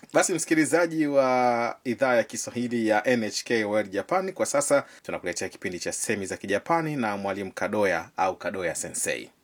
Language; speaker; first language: Swahili; native; Swahili